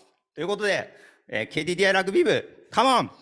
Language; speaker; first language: Japanese; native; Japanese